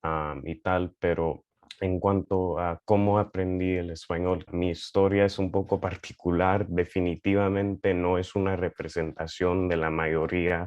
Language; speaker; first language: Spanish; early bilingual, heritage; Spanish